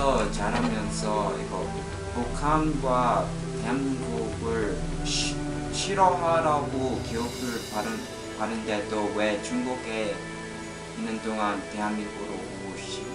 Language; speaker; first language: Korean; non-native, local second language; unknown